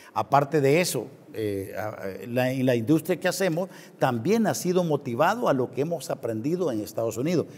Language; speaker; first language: Spanish; native; Spanish